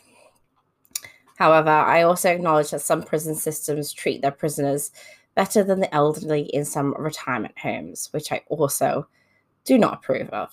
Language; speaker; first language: English; native; English